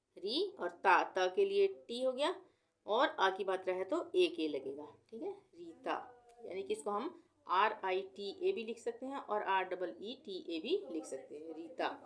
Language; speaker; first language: Hindi; native; Hindi